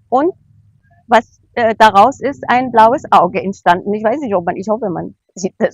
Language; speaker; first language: German; non-native, fluent; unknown